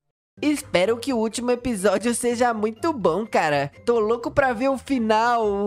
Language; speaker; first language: Portuguese; native; Portuguese